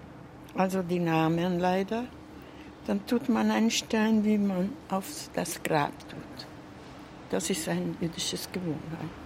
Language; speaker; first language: German; non-native, fluent; Hungarian